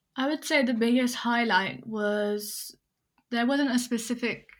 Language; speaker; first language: English; native; English